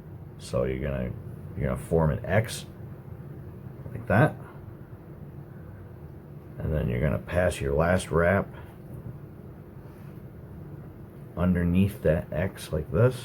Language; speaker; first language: English; native; English